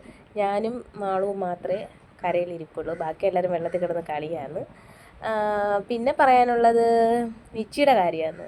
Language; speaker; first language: Malayalam; native; Malayalam